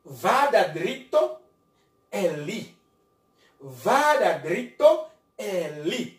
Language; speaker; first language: Italian; non-native, fluent; French